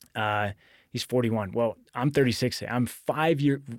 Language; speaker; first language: English; native; English